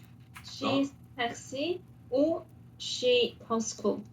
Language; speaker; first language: French; non-native, learner; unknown